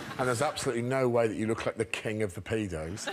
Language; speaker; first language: English; native; English